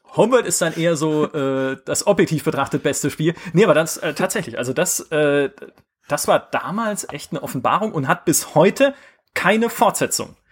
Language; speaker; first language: German; native; German